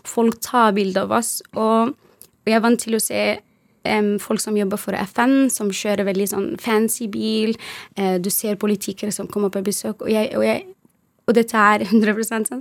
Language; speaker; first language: Norwegian; non-native, fluent; Arabic